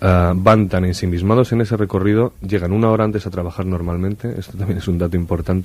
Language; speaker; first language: Spanish; native; Spanish